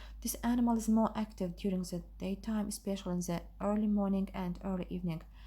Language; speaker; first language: English; non-native, fluent; Azerbaijani